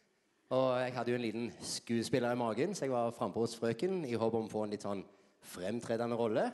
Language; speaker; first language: Norwegian; native; Norwegian